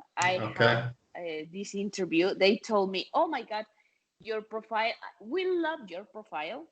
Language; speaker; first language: English; non-native, fluent; Spanish